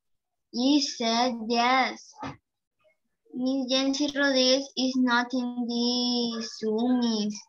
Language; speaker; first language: English; non-native, learner; Spanish